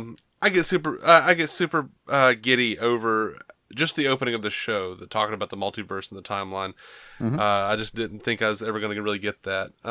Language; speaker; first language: English; native; English